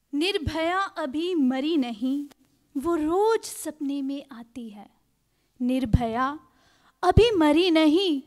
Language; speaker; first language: Hindi; native; Hindi